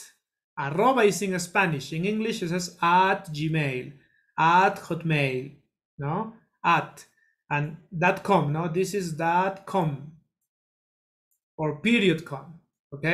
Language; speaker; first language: English; non-native, learner; Spanish